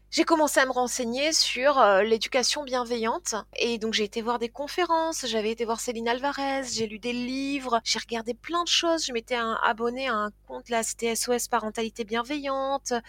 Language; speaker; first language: French; native; French